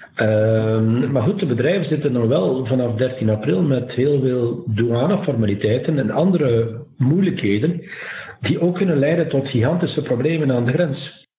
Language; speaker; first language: Dutch; native; Dutch